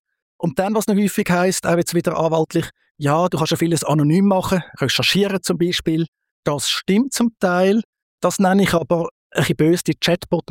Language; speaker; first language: German; native; German